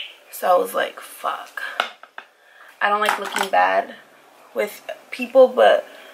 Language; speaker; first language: English; early bilingual, other home language; Spanish